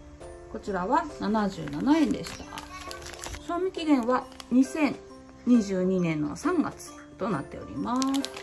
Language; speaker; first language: Japanese; native; Japanese